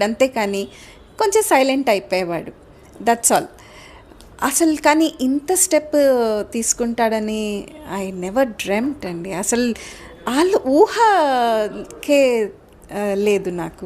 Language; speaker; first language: Telugu; native; Telugu